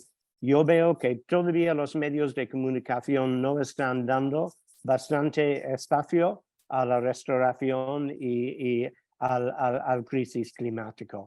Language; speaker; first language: Spanish; non-native, fluent; English